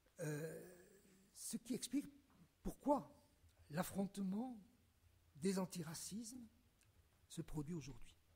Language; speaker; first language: French; native; French